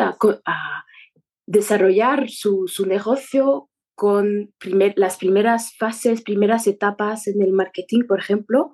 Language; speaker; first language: Spanish; non-native, fluent; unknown